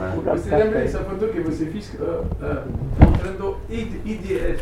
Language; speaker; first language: French; non-native, learner; Portuguese